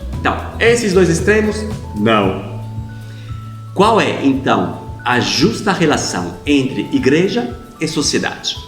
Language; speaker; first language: Portuguese; non-native, fluent; Italian